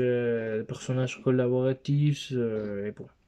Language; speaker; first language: French; non-native, learner; Spanish